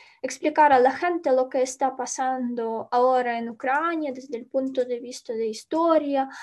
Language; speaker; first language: Spanish; non-native, learner; Ukrainian